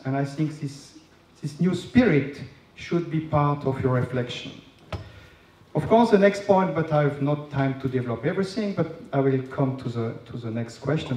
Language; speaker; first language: English; non-native, fluent; French